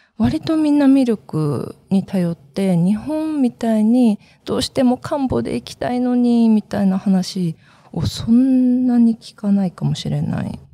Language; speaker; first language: Japanese; early bilingual, other home language; Korean